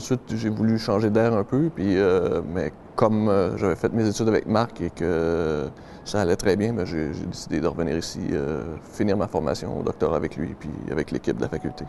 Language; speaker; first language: French; native; French